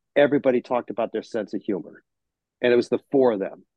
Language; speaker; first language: English; native; English